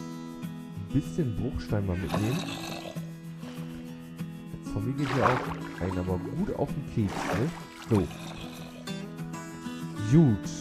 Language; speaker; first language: German; native; German